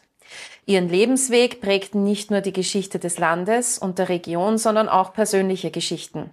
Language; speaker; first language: German; native; German